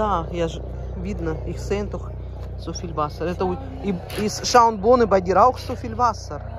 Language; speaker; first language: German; non-native, learner; Russian